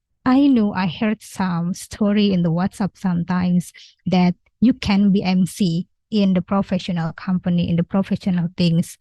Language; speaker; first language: English; non-native, learner; Indonesian